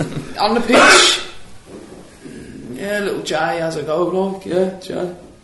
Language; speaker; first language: English; native; English